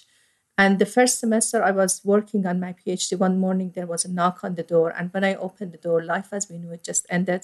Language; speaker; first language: English; non-native, fluent; Persian